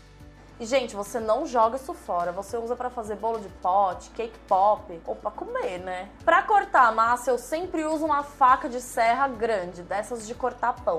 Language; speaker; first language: Portuguese; native; Portuguese